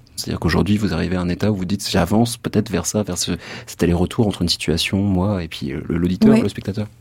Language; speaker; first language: French; native; French